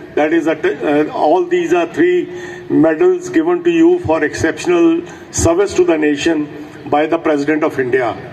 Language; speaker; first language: English; non-native, local second language; Punjabi